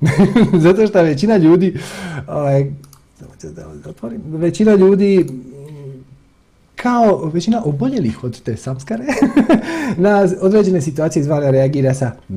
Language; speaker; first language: Croatian; native; Croatian